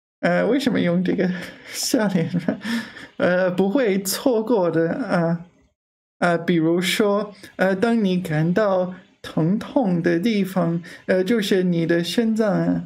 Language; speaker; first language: Chinese; non-native, learner; English